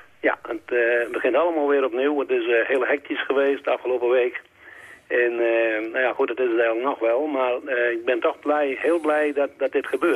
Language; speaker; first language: Dutch; native; Dutch